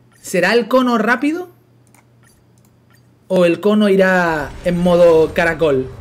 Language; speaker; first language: Spanish; native; Spanish